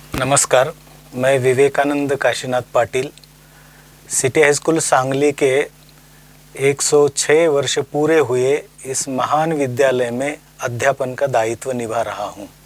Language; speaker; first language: Hindi; non-native, local second language; Marathi